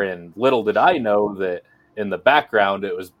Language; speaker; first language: English; native; English